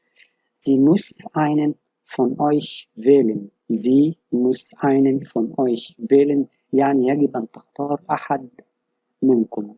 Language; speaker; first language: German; non-native, fluent; Arabic